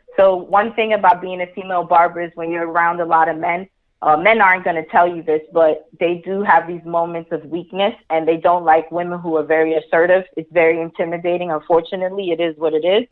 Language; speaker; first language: English; early bilingual, other home language; Spanish